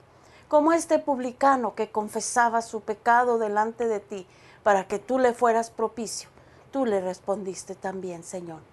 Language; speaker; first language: Spanish; native; Spanish